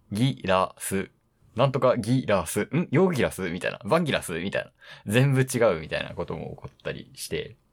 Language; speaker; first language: Japanese; native; Japanese